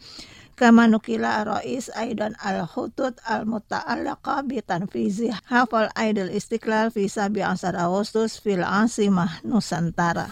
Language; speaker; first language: Arabic; non-native, fluent; Indonesian